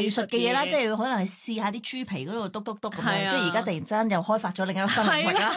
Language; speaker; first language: Cantonese; native; Cantonese